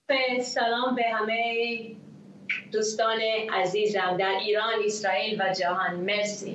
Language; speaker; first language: Persian; early bilingual, heritage; Hebrew